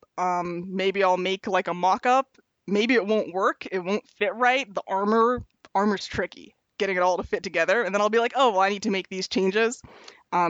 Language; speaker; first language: English; native; English